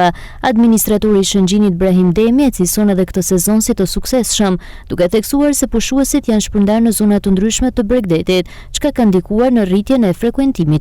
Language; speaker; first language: Albanian; native; Albanian